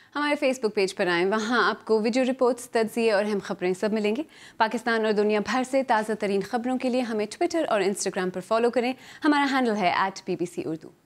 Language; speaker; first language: Urdu; native; Urdu